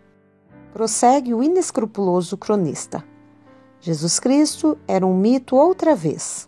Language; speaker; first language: Portuguese; native; Portuguese